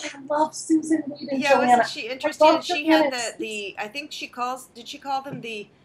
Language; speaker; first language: English; native; English